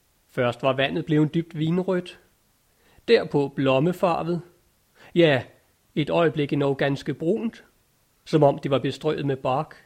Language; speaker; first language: Danish; native; Danish